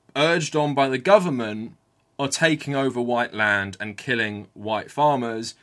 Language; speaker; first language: English; native; English